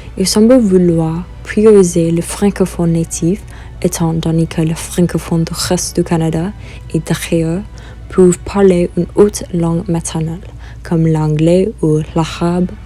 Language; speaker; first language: French; non-native, local second language; English